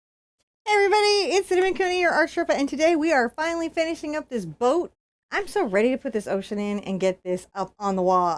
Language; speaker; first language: English; native; English